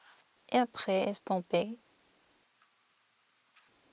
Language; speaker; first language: French; non-native, fluent; Korean